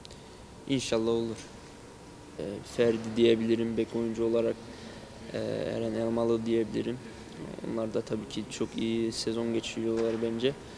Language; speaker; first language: Turkish; early bilingual, heritage; Turkish